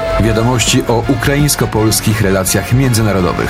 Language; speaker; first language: Polish; non-native, local second language; Ukrainian